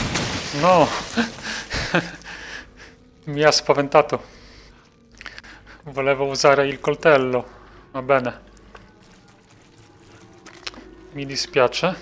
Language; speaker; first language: Italian; non-native, fluent; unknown